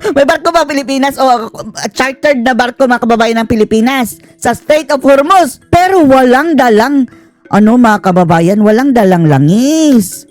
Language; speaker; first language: Filipino; native; Filipino